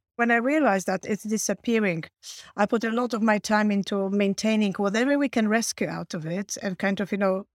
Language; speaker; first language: English; non-native, fluent; Polish